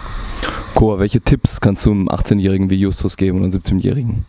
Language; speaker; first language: German; native; German